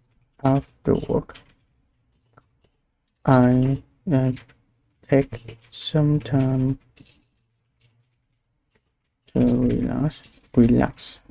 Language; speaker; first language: English; non-native, learner; Vietnamese